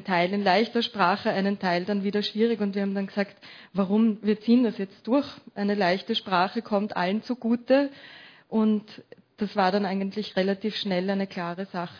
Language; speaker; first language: German; native; German